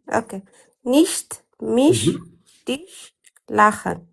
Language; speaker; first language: German; non-native, learner; Amharic